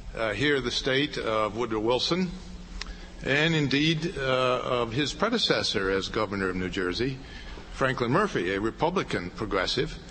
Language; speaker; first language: English; native; English